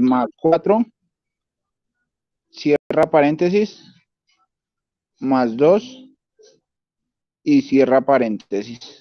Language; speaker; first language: Spanish; native; Spanish